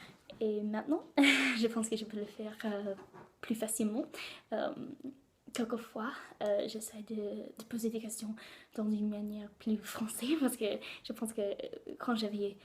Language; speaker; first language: French; non-native, learner; English